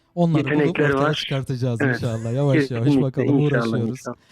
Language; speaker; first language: Turkish; native; Turkish